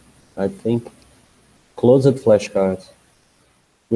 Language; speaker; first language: English; non-native, learner; Portuguese